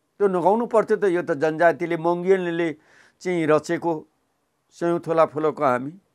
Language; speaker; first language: Nepali; non-native, local second language; Limbu